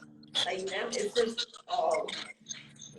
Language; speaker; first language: English; native; English